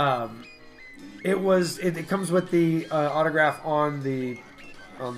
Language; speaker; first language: English; native; English